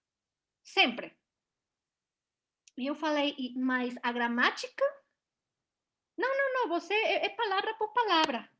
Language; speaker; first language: Portuguese; non-native, learner; Spanish